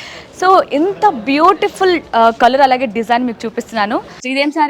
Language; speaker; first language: Telugu; native; Telugu